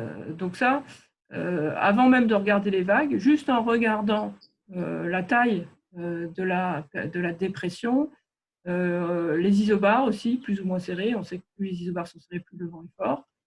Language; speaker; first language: French; native; French